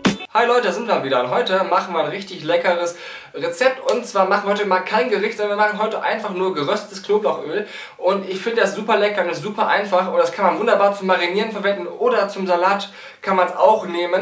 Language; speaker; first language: German; native; German